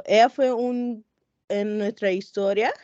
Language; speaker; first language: Spanish; non-native, local second language; English